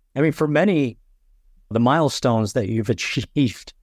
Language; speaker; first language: English; native; English